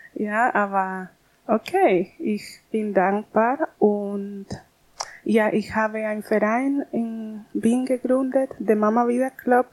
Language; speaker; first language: German; non-native, learner; Spanish